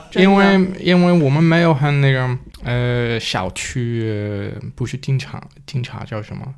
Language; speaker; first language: Chinese; non-native, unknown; Danish